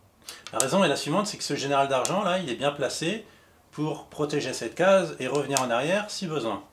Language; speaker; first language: French; native; French